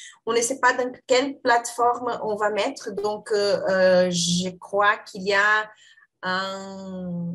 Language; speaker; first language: French; non-native, fluent; Portuguese